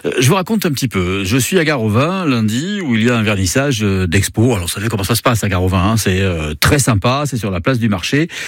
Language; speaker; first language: French; native; French